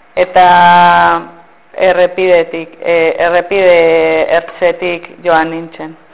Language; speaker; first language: Basque; non-native, local second language; Spanish